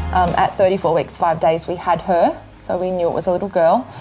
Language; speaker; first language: English; native; English